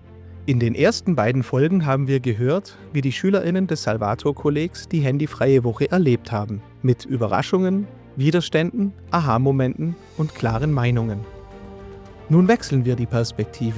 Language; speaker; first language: German; native; German